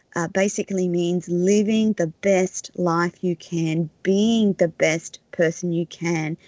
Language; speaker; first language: English; native; English